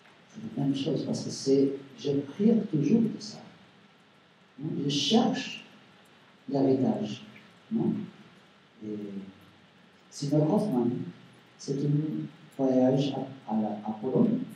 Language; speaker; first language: French; non-native, learner; Spanish